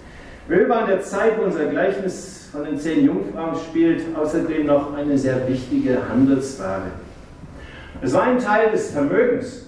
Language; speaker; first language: German; native; German